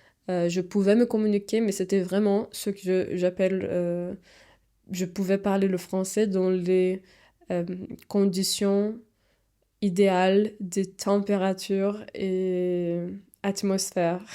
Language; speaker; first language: French; non-native, fluent; Portuguese